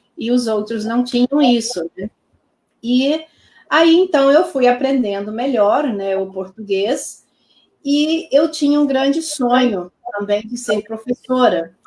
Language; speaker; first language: Portuguese; non-native, local second language; Low German